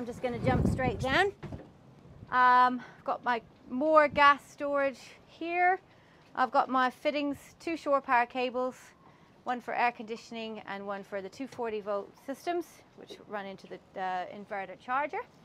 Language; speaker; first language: English; native; English